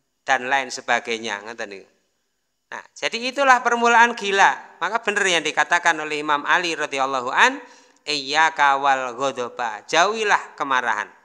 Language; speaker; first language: Indonesian; non-native, local second language; Javanese